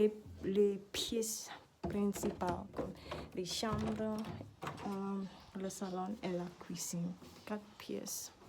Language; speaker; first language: French; non-native, learner; Dutch